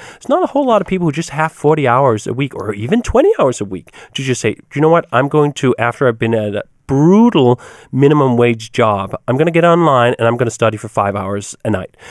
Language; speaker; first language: English; non-native, fluent; Danish